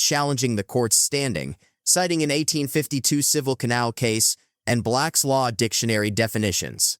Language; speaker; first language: English; native; English